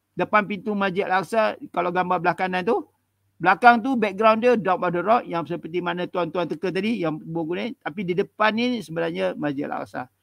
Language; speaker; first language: Malay; native; Malay